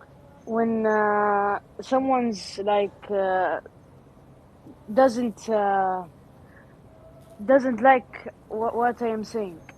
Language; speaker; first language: English; non-native, learner; Arabic